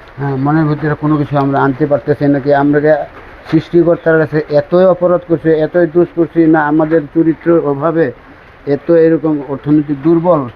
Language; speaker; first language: Bangla; non-native, local second language; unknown